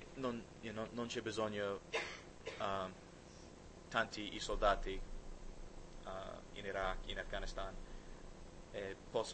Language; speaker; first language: Italian; non-native, learner; English